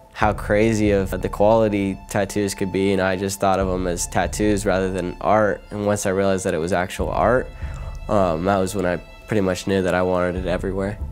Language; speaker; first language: English; native; English